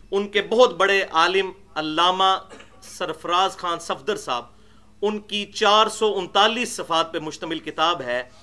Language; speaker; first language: Urdu; non-native, local second language; Punjabi